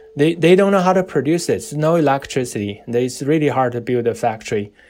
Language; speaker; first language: English; non-native, fluent; Chinese